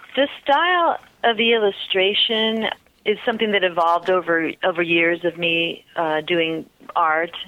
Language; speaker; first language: English; early bilingual, other home language; Spanish